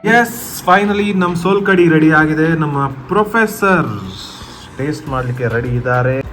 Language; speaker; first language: Kannada; non-native, local second language; Tulu